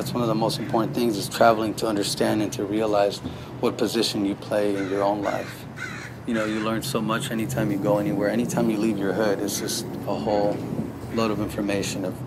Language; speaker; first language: English; native; English